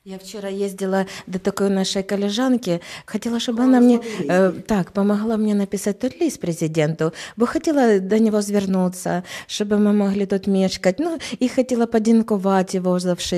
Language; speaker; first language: Polish; non-native, learner; Russian